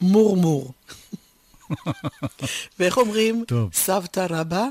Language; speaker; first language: Hebrew; native; Hebrew